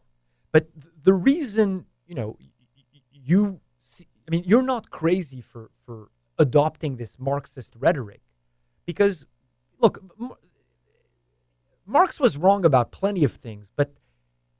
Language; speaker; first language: English; native; English